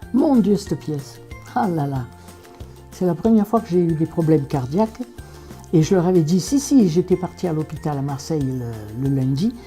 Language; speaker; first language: French; native; French